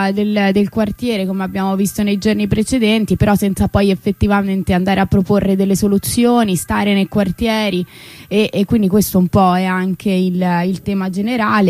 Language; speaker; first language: Italian; native; Italian